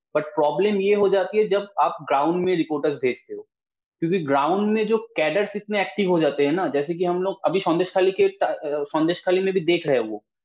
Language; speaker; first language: Hindi; non-native, local second language; Bangla